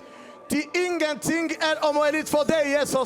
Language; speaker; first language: Swedish; non-native, learner; Lingala